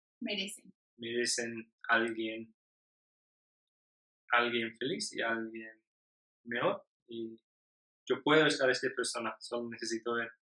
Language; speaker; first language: Spanish; non-native, learner; English